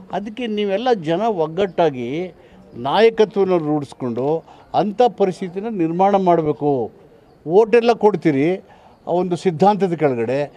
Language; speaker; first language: Kannada; native; Kannada